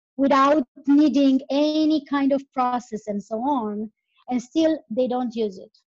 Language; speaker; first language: English; non-native, fluent; Romanian